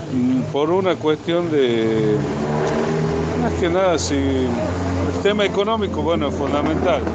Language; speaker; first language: Spanish; native; Spanish